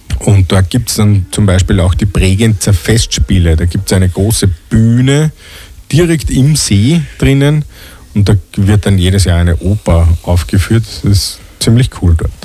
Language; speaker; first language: German; native; German